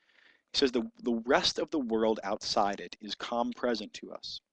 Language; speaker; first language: English; native; English